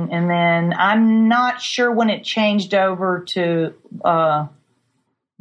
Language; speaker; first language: English; native; English